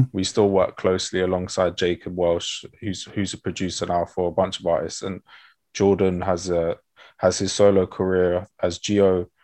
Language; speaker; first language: English; native; English